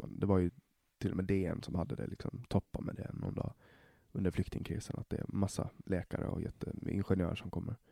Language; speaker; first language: Swedish; native; Swedish